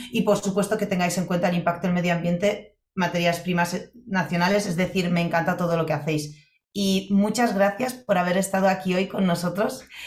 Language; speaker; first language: Spanish; non-native, fluent; Polish